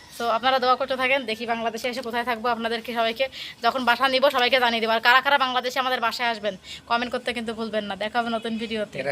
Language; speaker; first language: Bangla; native; Bangla